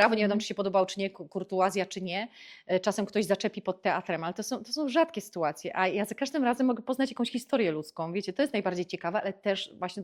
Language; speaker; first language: Polish; native; Polish